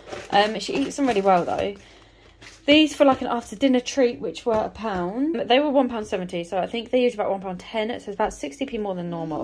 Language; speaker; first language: English; native; English